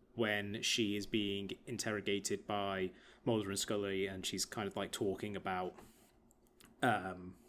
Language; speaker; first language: English; native; English